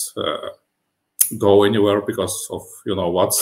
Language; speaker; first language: English; non-native, fluent; Russian